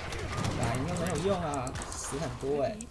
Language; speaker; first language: Chinese; native; Chinese